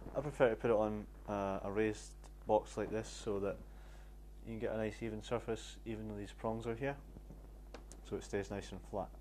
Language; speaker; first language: English; native; English